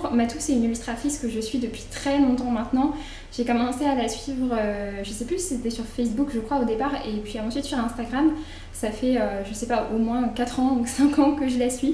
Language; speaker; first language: French; native; French